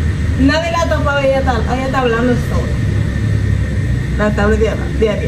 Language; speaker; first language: Spanish; native; Spanish